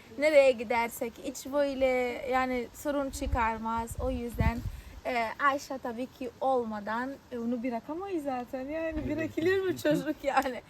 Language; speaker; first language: Turkish; non-native, fluent; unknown